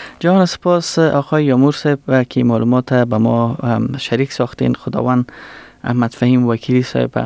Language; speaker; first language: Persian; non-native, local second language; Pashto